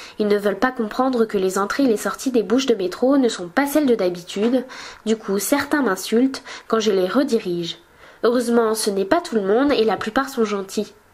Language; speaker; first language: French; native; French